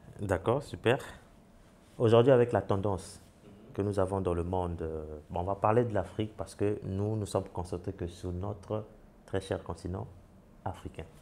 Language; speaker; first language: French; non-native, local second language; Wolof